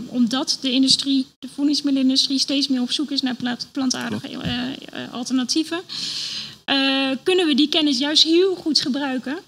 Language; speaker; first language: Dutch; native; Dutch